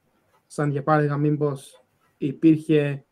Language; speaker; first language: Greek; early bilingual, other home language; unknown